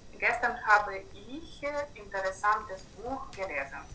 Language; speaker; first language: German; non-native, learner; Ukrainian